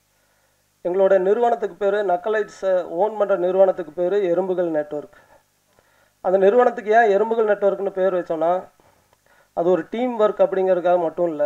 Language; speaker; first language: Tamil; native; Tamil